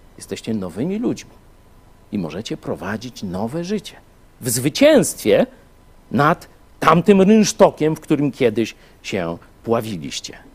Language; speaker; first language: Polish; native; Polish